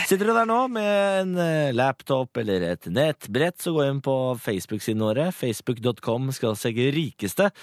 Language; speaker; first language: Norwegian; native; Norwegian